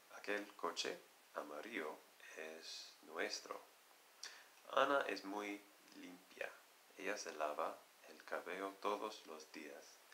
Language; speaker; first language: Spanish; non-native, learner; English